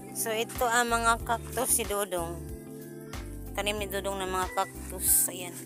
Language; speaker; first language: Filipino; non-native, local second language; Cebuano